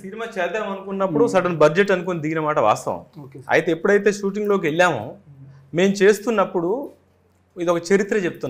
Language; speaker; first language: Telugu; native; Telugu